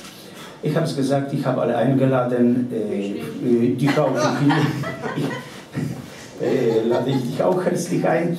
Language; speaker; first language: German; non-native, fluent; Polish